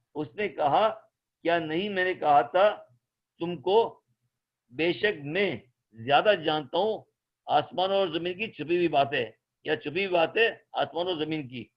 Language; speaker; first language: Urdu; native; Urdu